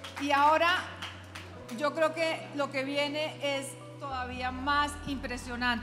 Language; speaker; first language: Spanish; native; Spanish